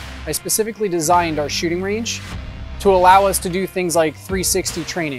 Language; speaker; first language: English; native; English